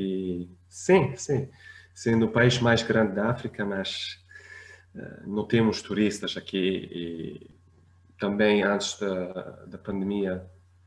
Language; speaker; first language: Portuguese; non-native, fluent; Arabic